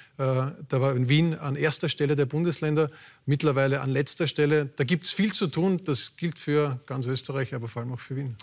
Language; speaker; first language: German; native; German